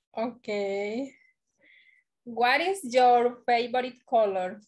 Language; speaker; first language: English; non-native, learner; Spanish